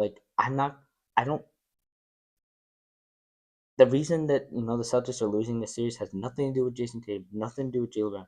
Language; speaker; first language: English; native; English